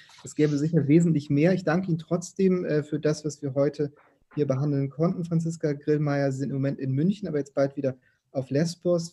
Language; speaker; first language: German; native; German